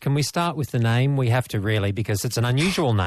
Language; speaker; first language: English; native; English